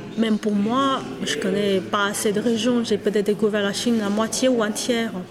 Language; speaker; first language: French; non-native, fluent; Chinese